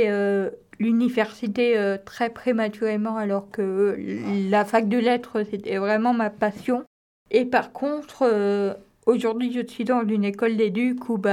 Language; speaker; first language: French; native; French